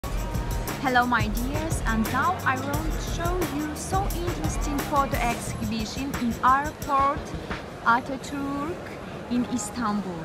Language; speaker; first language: English; non-native, learner; Russian